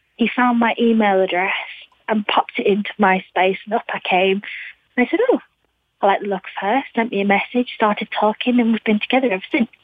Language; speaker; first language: English; native; English